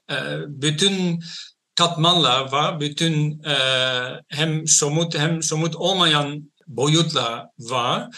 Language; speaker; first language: Turkish; non-native, fluent; Dutch